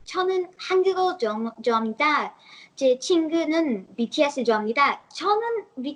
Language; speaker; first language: Korean; non-native, learner; English